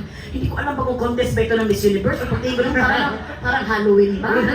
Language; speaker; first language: Filipino; non-native, local second language; Cebuano